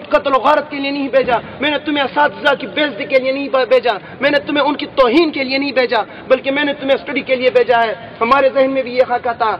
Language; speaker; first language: Urdu; non-native, local second language; Pashto